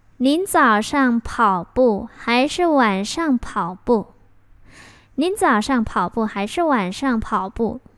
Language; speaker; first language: Chinese; non-native, fluent; Vietnamese